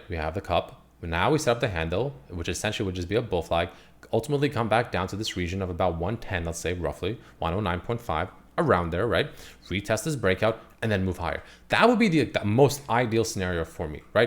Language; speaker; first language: English; native; English